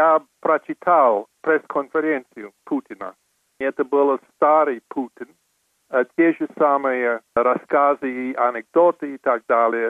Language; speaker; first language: Russian; non-native, fluent; English